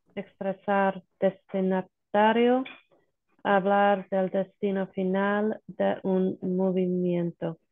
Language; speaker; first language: Spanish; non-native, learner; English